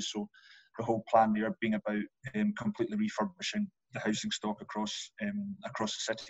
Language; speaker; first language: English; native; English